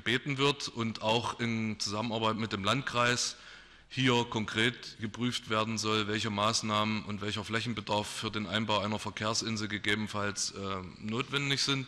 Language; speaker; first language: German; native; German